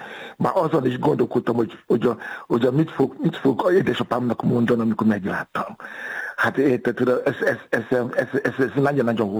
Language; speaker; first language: Hungarian; non-native, fluent; Yoruba